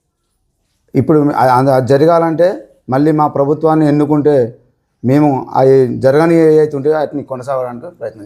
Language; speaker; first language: Telugu; native; Telugu